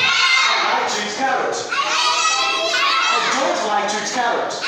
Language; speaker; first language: English; non-native, fluent; Bangla